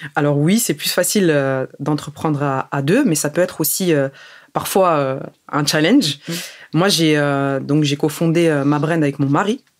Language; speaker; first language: French; early bilingual, other home language; Arabic